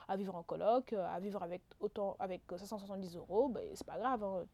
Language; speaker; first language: French; non-native, local second language; Wolof